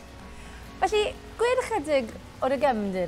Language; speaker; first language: Welsh; native; Welsh